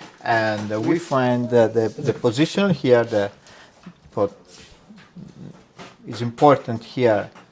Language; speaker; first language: English; non-native, learner; Italian